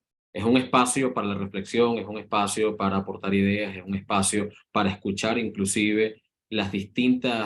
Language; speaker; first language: Spanish; native; Spanish